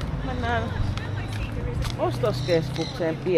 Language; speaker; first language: Finnish; native; Finnish